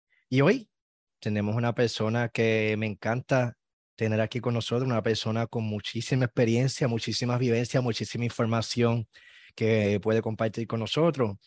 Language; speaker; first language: Spanish; native; Spanish